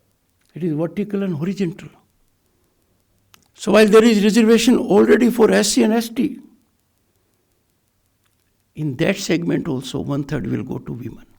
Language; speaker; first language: English; non-native, local second language; Hindi